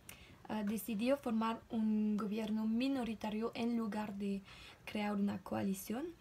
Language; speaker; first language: Spanish; non-native, learner; French